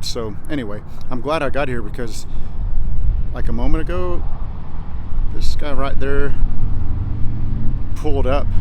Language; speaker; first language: English; native; English